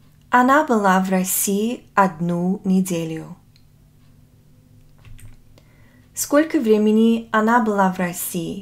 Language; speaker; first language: Russian; non-native, fluent; English